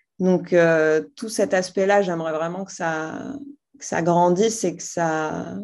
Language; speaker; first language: French; non-native, local second language; Arabic